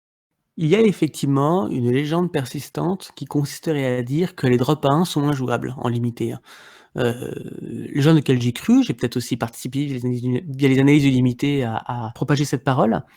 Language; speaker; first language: French; native; French